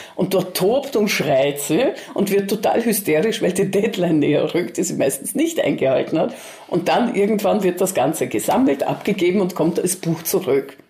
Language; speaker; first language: German; early bilingual, other home language; Russian